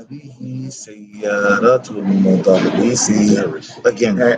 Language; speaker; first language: Arabic; non-native, fluent; English